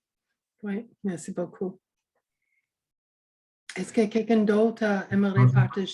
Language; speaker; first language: French; non-native, fluent; English